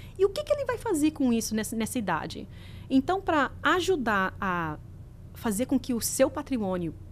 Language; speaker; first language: Portuguese; early bilingual, heritage; English